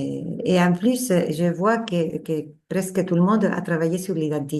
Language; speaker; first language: French; non-native, fluent; Spanish